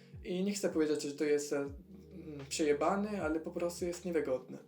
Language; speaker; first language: Polish; non-native, fluent; Italian